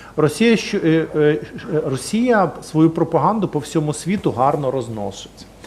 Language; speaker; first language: Ukrainian; native; Ukrainian